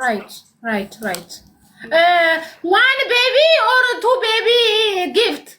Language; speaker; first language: English; non-native, learner; Amharic